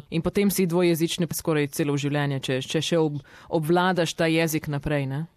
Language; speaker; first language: Slovenian; early bilingual, heritage; Slovenian